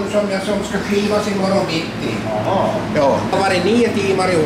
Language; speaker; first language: Swedish; native; Swedish